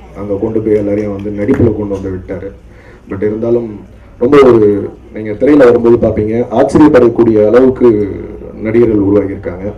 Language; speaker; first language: Tamil; native; Tamil